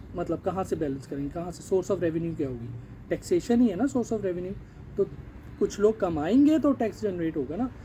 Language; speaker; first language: Urdu; native; Urdu